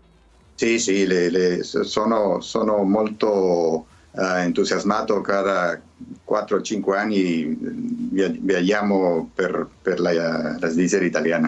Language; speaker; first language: Italian; early bilingual, heritage; Spanish